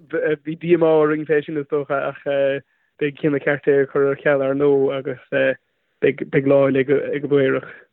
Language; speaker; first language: Irish; non-native, local second language; English